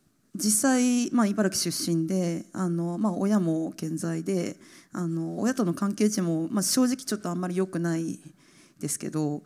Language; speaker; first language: Japanese; native; Japanese